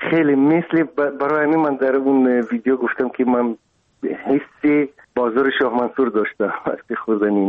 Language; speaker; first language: Persian; non-native, local second language; Russian